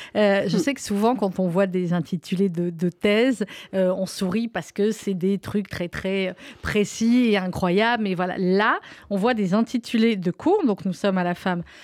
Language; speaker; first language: French; native; French